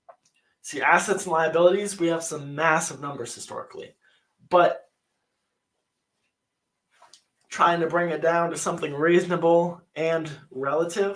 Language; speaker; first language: English; native; English